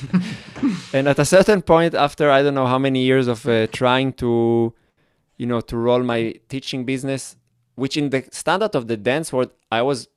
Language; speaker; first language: English; non-native, fluent; Hebrew